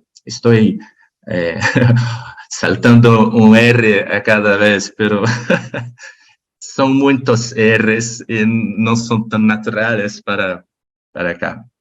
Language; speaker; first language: Spanish; non-native, learner; Portuguese